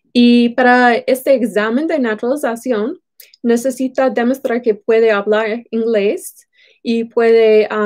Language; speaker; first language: Spanish; non-native, fluent; English